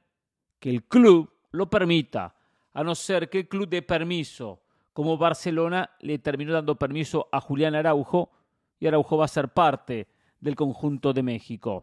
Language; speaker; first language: Spanish; native; Spanish